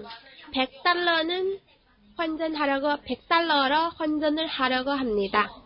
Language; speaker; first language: Korean; non-native, fluent; Chinese